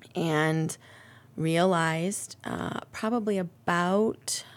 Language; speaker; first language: English; native; English